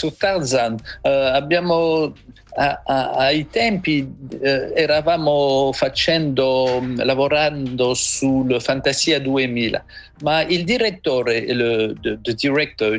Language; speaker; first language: Italian; non-native, fluent; French